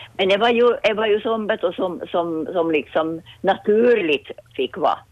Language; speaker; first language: Swedish; native; Swedish